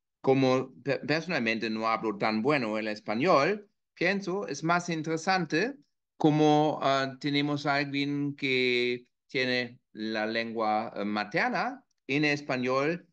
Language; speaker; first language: Spanish; non-native, learner; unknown